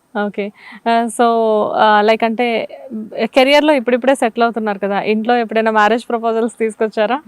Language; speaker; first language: Telugu; native; Telugu